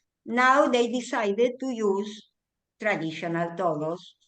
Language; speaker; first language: English; non-native, learner; Spanish